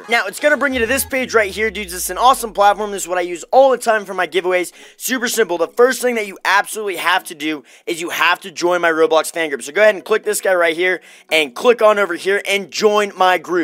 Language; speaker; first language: English; native; English